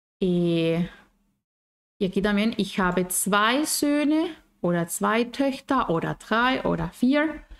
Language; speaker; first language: German; non-native, fluent; Spanish